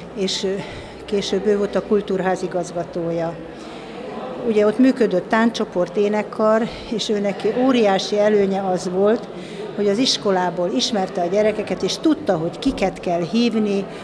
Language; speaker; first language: Hungarian; non-native, local second language; Slovak